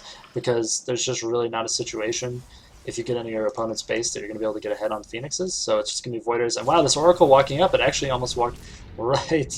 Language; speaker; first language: English; native; English